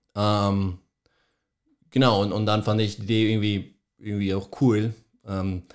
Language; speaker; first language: German; non-native, fluent; Spanish